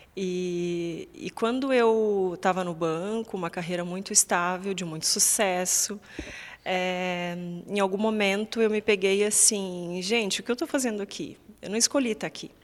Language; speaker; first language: Portuguese; native; Portuguese